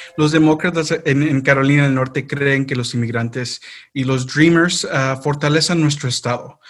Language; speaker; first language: Spanish; early bilingual, heritage; Spanish